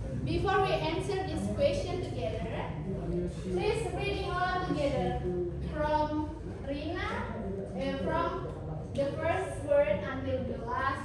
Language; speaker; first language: English; non-native, learner; Indonesian